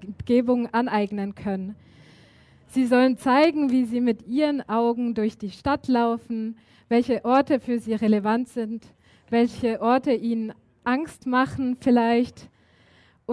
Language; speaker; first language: German; native; German